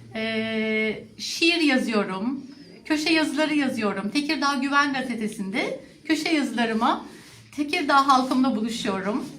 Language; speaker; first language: Turkish; native; Turkish